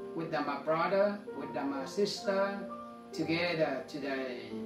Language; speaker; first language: English; non-native, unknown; Vietnamese